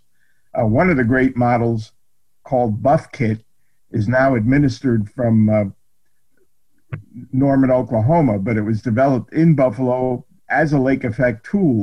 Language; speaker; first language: English; native; English